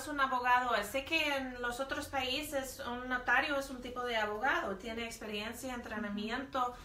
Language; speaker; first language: Spanish; non-native, fluent; English